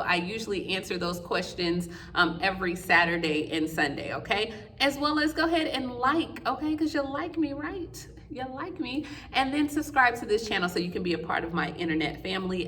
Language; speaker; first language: English; native; English